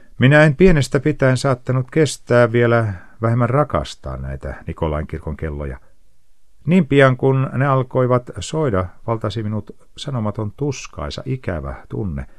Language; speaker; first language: Finnish; native; Finnish